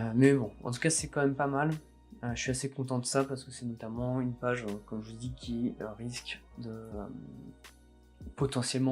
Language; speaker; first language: French; native; French